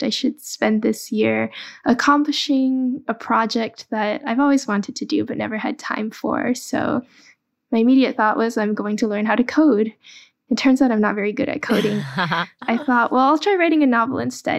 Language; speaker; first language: English; early bilingual, other home language; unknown